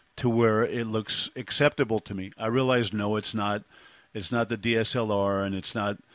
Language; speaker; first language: English; native; English